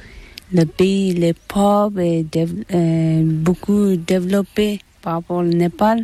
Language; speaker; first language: French; non-native, learner; Tibetan